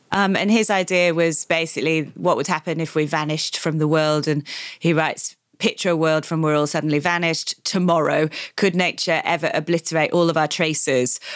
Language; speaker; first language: English; native; English